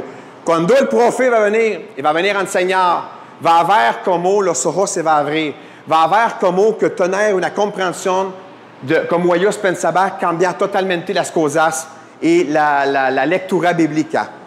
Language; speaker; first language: Spanish; non-native, fluent; French